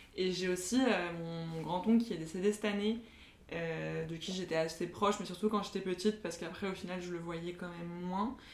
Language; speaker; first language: French; native; French